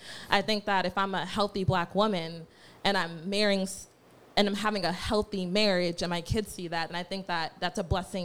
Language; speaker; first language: English; native; English